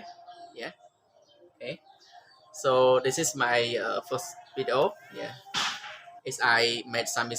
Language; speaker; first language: English; non-native, learner; Khmer